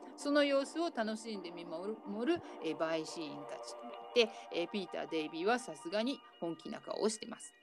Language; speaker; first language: Japanese; native; Japanese